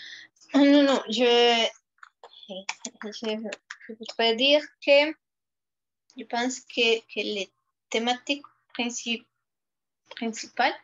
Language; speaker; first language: French; non-native, fluent; Spanish